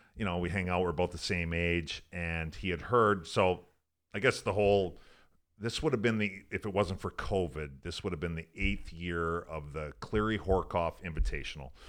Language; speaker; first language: English; native; English